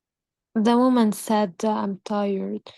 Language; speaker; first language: English; non-native, learner; Arabic